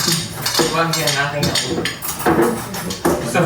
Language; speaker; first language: Filipino; non-native, local second language; Cebuano